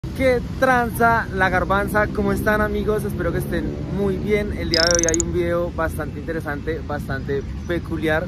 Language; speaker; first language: Spanish; native; Spanish